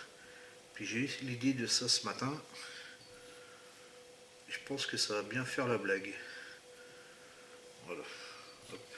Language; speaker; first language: French; native; French